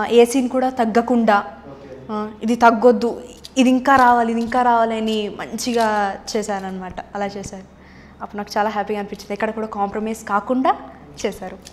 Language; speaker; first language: Telugu; early bilingual, other home language; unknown